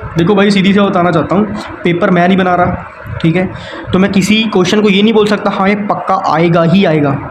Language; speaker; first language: Hindi; native; Hindi